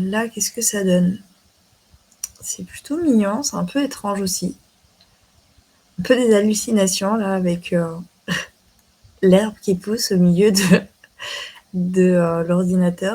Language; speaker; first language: French; native; French